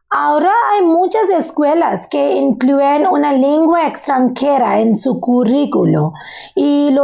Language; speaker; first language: Spanish; non-native, learner; Bangla